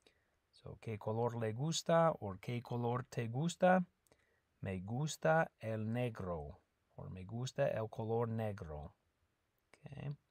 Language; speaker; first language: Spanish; non-native, fluent; English